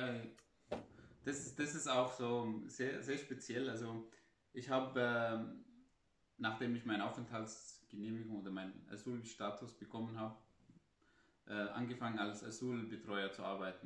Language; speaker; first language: German; non-native, fluent; Arabic